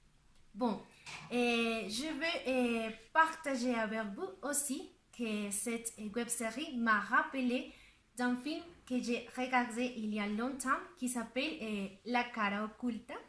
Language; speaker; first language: French; non-native, learner; Spanish